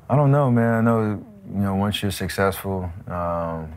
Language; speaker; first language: English; native; English